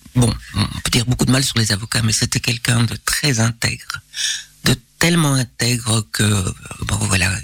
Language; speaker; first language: French; native; French